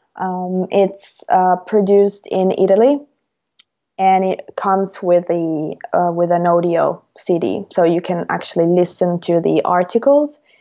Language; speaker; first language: English; non-native, fluent; Italian